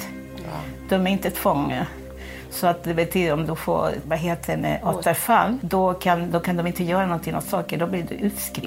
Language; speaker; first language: Swedish; non-native, fluent; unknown